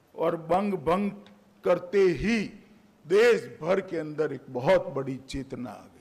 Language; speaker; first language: Hindi; non-native, local second language; Gujarati